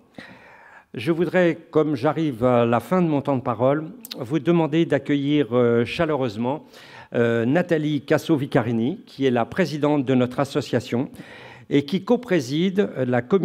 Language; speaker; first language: French; native; French